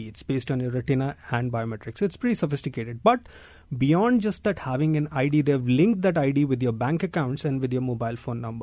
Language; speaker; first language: English; non-native, local second language; Hindi